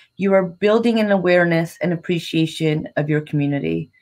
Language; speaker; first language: English; native; English